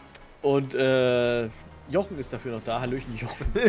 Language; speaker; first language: German; native; German